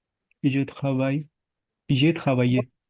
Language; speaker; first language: French; non-native, learner; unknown